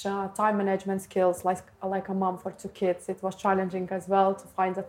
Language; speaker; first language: English; non-native, learner; Lithuanian